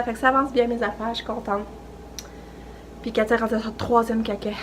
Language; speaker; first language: French; native; French